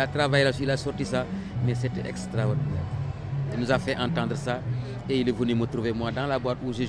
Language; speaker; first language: French; non-native, local second language; Wolof